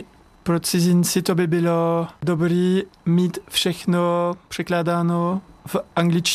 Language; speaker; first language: Czech; non-native, learner; French